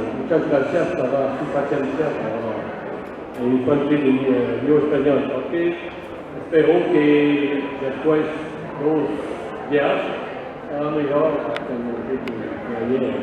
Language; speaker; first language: Spanish; non-native, learner; French